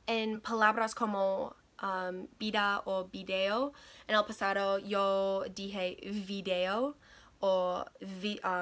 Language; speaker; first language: Spanish; non-native, learner; English